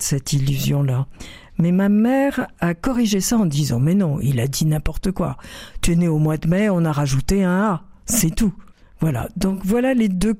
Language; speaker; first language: French; native; French